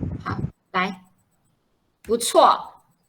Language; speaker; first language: Chinese; non-native, fluent; Malay